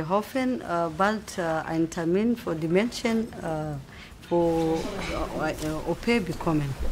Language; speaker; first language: German; non-native, learner; Somali